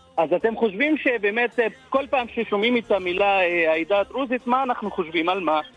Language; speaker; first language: Hebrew; non-native, local second language; Arabic